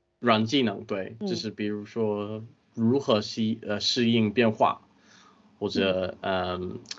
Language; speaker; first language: Chinese; non-native, fluent; English